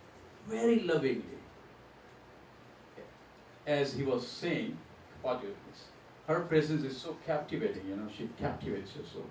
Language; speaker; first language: English; non-native, local second language; Gujarati